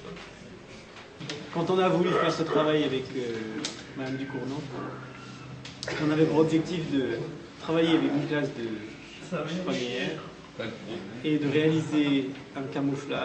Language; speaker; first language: French; native; French